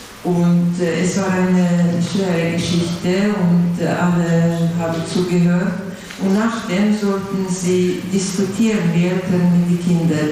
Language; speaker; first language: German; non-native, fluent; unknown